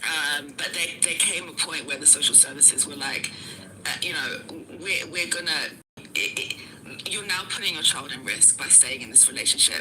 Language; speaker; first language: English; native; English